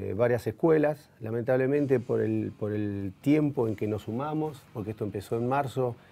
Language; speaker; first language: Spanish; native; Spanish